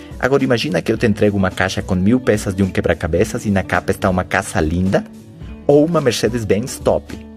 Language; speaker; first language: Portuguese; non-native, fluent; Spanish